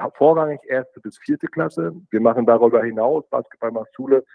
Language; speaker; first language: German; native; German